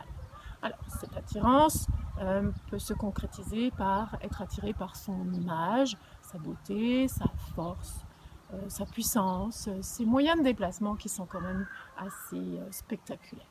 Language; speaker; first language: French; native; French